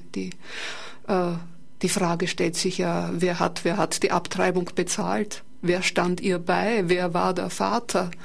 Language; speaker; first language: German; native; German